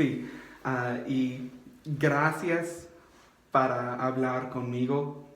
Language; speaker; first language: Spanish; non-native, learner; English